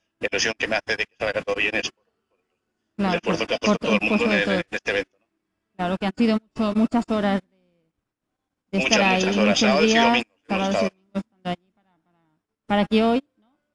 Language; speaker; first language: Spanish; native; Spanish